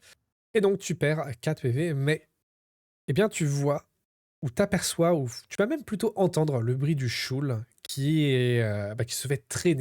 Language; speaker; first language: French; native; French